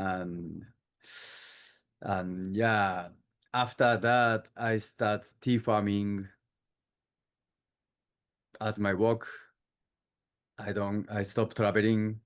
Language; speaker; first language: English; non-native, learner; Japanese